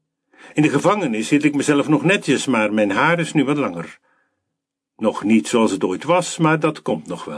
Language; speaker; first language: Dutch; native; Dutch